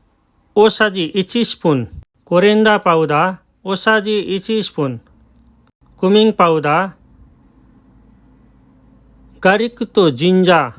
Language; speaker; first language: Japanese; non-native, learner; Nepali